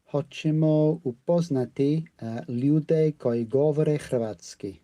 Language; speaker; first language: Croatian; non-native, learner; English